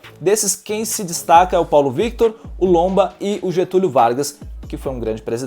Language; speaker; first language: Portuguese; native; Portuguese